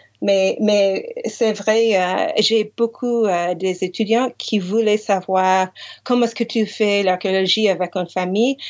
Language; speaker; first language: French; non-native, fluent; English